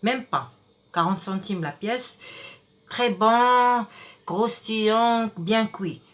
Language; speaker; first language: French; non-native, local second language; Arabic